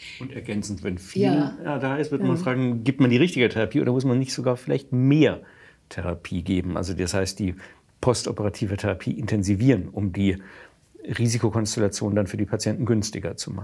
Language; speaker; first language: German; native; German